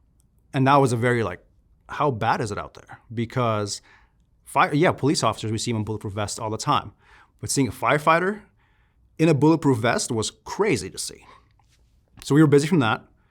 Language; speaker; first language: English; native; English